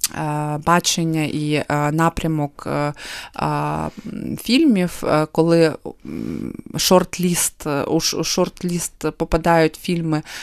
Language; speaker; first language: Ukrainian; non-native, local second language; Russian